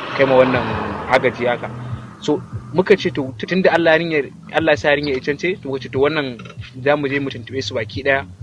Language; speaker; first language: Hausa; native; Hausa